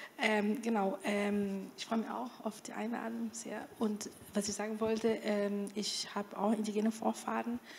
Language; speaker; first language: German; non-native, fluent; Portuguese